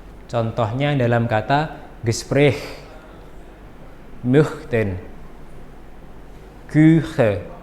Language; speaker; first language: German; non-native, fluent; Indonesian